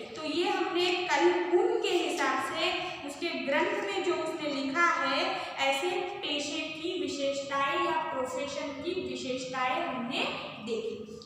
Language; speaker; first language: Hindi; non-native, local second language; Marathi